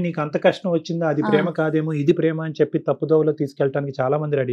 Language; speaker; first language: Telugu; native; Telugu